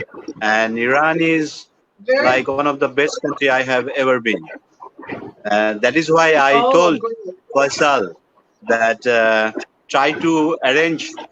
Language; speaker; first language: English; non-native, local second language; Bangla